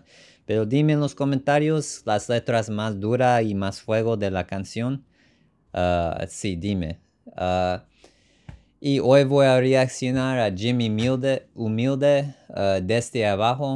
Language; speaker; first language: Spanish; non-native, learner; English